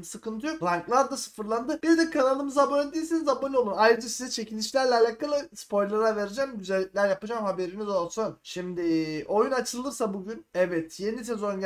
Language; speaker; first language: Turkish; native; Turkish